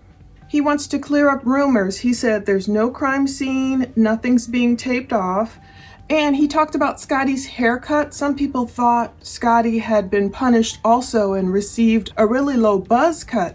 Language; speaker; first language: English; native; English